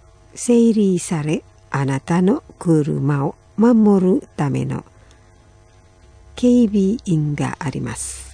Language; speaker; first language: Japanese; non-native, fluent; Indonesian